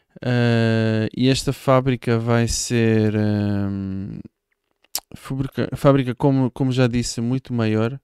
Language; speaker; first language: Portuguese; non-native, fluent; Hebrew